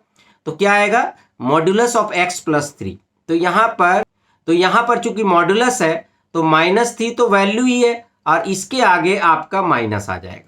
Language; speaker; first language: Hindi; native; Hindi